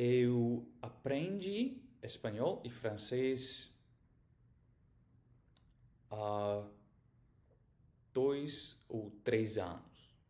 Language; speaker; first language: Portuguese; non-native, learner; German